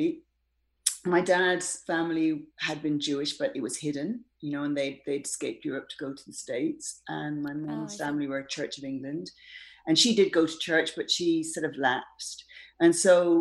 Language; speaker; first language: English; native; English